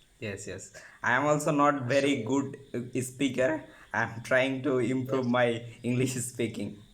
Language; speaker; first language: English; non-native, learner; Bangla